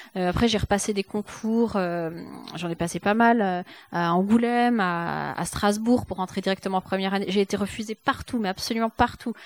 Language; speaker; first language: French; native; French